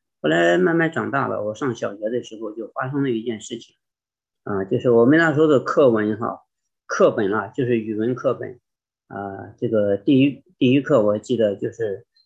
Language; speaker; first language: Chinese; native; Chinese